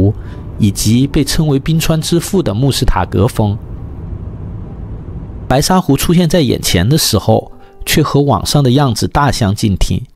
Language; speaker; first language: Chinese; native; Chinese